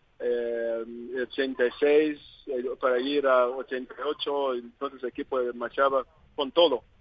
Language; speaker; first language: Spanish; non-native, learner; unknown